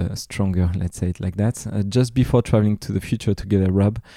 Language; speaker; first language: English; non-native, fluent; French